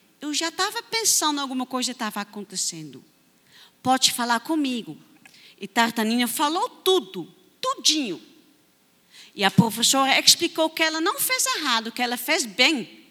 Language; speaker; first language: Portuguese; non-native, fluent; Dutch